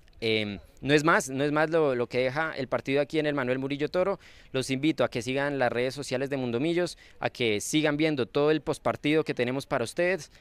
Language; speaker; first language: Spanish; native; Spanish